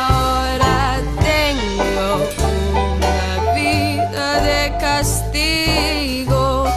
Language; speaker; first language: Spanish; non-native, learner; English